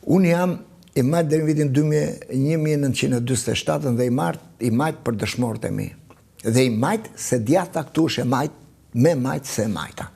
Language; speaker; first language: Albanian; native; Albanian